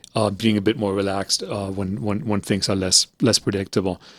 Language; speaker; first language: English; early bilingual, other home language; German